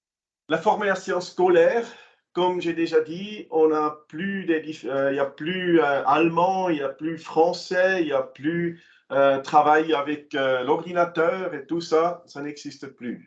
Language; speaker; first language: French; non-native, local second language; German